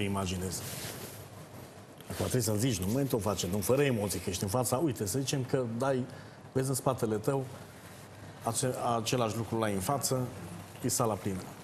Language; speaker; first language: Romanian; native; Romanian